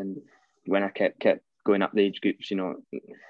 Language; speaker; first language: English; native; English